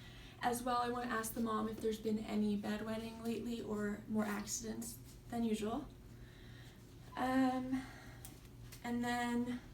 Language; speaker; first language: English; native; English